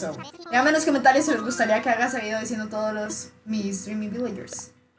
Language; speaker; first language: Spanish; native; Spanish